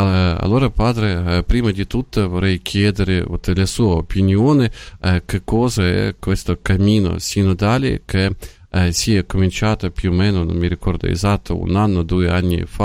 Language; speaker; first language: Italian; non-native, fluent; Ukrainian